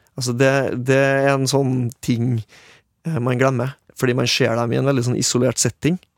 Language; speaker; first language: Norwegian; native; Norwegian